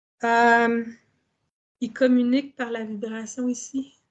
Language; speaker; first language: French; native; French